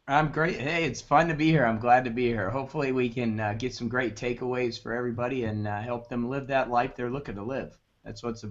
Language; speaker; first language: English; native; English